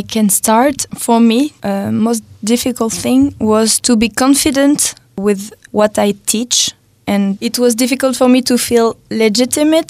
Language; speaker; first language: English; non-native, fluent; French